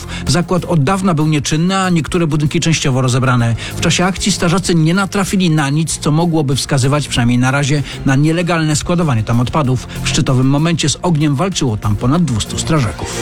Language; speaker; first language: Polish; native; Polish